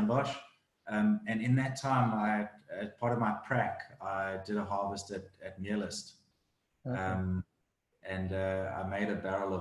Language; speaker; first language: English; native; English